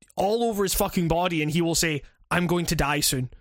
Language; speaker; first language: English; native; English